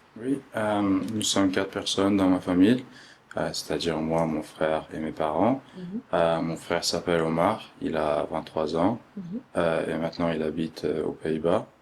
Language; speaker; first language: French; early bilingual, other home language; Arabic